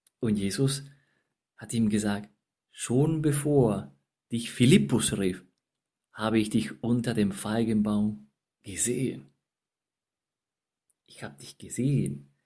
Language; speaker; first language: German; non-native, fluent; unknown